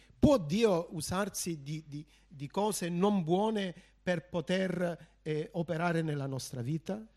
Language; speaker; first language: Italian; early bilingual, heritage; Italian